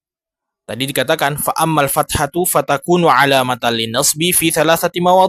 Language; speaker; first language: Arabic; non-native, fluent; Indonesian